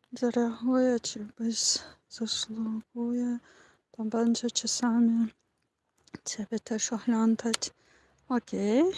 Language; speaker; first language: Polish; non-native, learner; Ukrainian